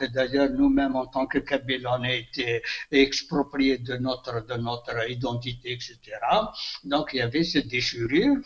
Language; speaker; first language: French; non-native, local second language; Kabyle